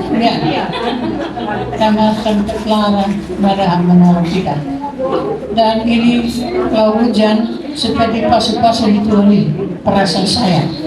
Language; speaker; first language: Indonesian; non-native, fluent; Dutch